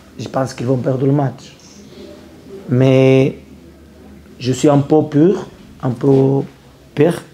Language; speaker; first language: French; non-native, learner; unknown